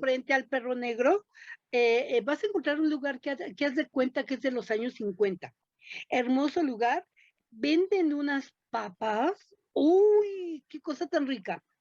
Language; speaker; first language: Spanish; native; Spanish